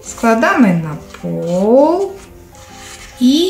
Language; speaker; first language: Polish; non-native, learner; Ukrainian